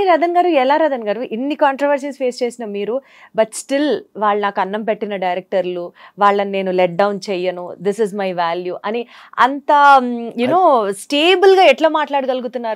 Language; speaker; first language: Telugu; native; Telugu